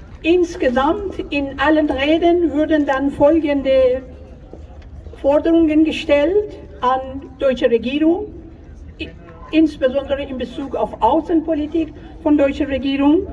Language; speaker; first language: German; non-native, fluent; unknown